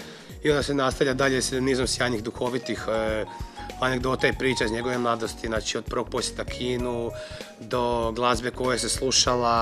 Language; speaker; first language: Croatian; native; Croatian